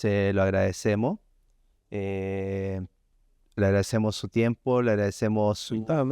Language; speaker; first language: Spanish; native; Spanish